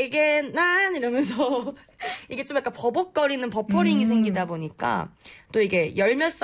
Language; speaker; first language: Korean; native; Korean